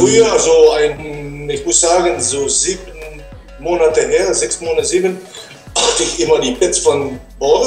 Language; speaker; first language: German; non-native, learner; Dutch